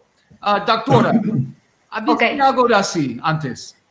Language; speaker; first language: Spanish; non-native, learner; English